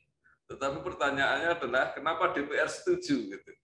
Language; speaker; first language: Indonesian; native; Indonesian